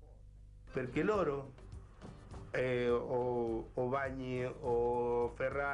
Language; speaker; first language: Italian; non-native, fluent; Spanish